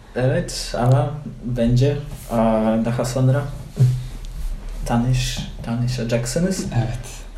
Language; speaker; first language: Turkish; non-native, learner; Polish